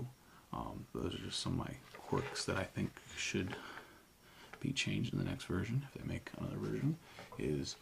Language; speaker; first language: English; native; English